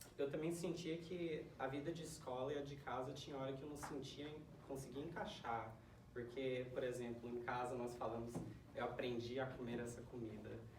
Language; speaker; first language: Portuguese; early bilingual, heritage; Portuguese